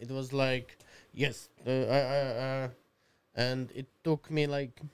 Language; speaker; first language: English; non-native, fluent; Slovak